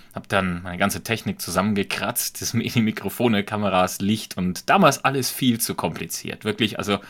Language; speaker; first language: German; native; German